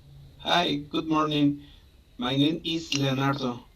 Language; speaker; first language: English; non-native, learner; Spanish